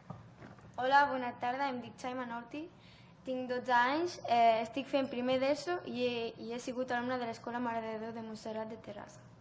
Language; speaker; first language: Catalan; early bilingual, other home language; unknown